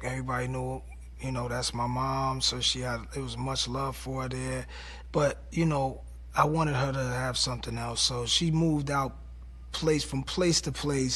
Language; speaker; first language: English; native; English